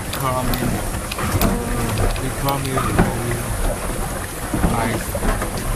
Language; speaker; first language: English; non-native, learner; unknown